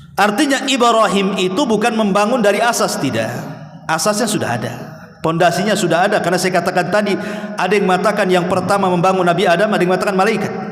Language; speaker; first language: Malay; native; Malay